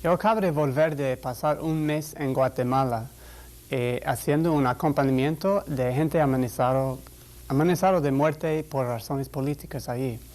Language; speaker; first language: Spanish; non-native, fluent; English